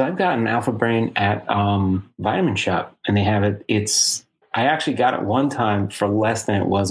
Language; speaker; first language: English; native; English